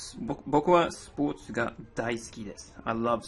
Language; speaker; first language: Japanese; non-native, fluent; English